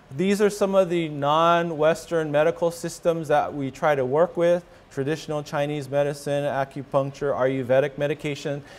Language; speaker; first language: English; native; English